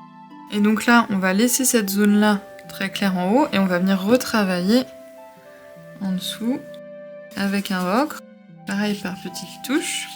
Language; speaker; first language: French; native; French